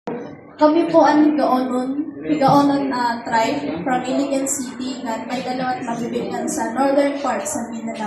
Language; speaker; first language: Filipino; non-native, local second language; Hiligaynon